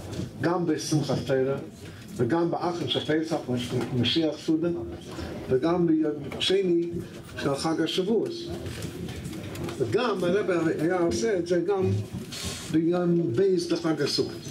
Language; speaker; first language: Hebrew; non-native, fluent; English